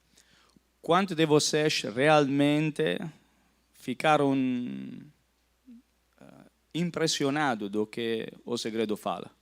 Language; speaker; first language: Portuguese; non-native, fluent; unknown